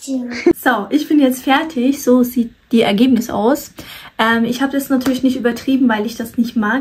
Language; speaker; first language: German; early bilingual, other home language; Turkish